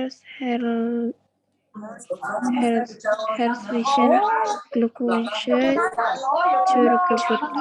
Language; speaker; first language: German; non-native, learner; Indonesian